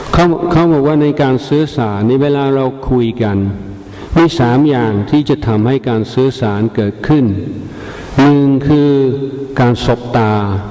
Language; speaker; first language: Thai; non-native, fluent; English